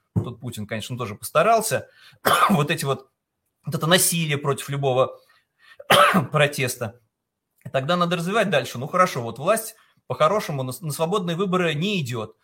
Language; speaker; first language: Russian; native; Russian